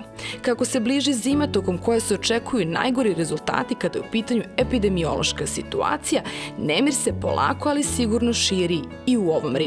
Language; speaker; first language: Serbian; native; Serbian